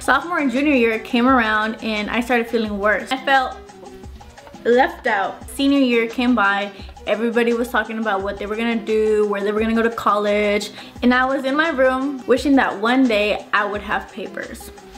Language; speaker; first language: English; early bilingual, other home language; Spanish